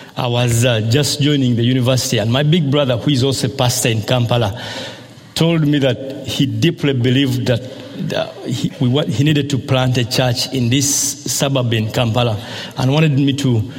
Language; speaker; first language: English; non-native, local second language; Ganda